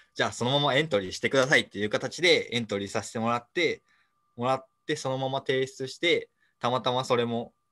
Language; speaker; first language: Japanese; native; Japanese